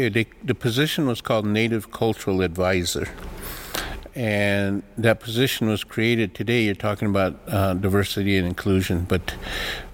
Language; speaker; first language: English; early bilingual, other home language; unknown